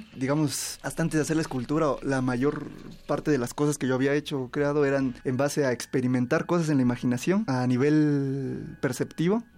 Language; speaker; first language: Spanish; native; Spanish